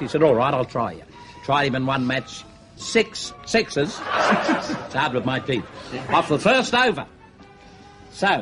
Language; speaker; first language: English; native; English